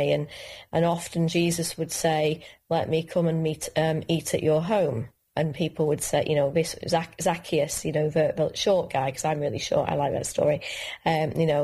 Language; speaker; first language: English; native; English